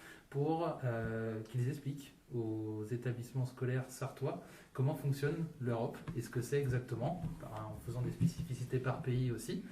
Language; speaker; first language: French; native; French